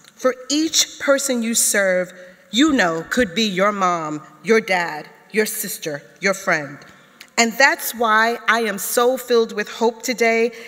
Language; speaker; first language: English; native; English